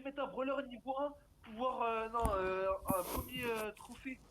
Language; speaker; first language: French; native; French